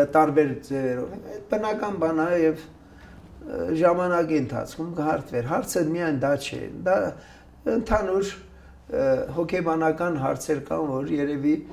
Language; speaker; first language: Armenian; early bilingual, other home language; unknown